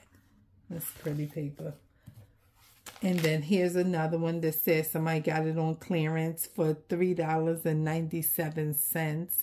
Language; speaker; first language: English; native; English